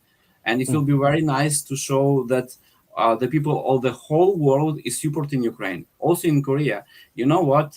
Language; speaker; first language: English; non-native, fluent; Ukrainian